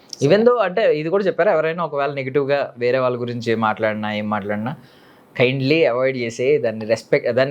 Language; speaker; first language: Telugu; native; Telugu